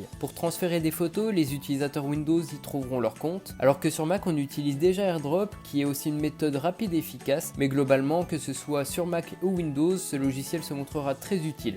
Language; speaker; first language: French; native; French